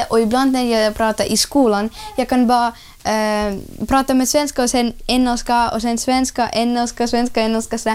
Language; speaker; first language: Swedish; early bilingual, other home language; Russian